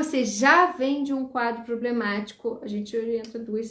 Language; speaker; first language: Portuguese; native; Portuguese